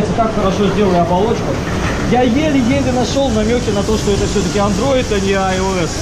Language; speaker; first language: Russian; native; Russian